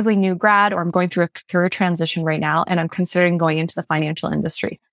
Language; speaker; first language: English; non-native, fluent; Chinese